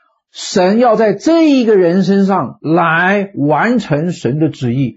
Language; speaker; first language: Chinese; native; Chinese